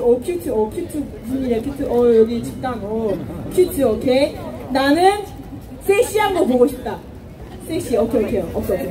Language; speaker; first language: Korean; non-native, fluent; Japanese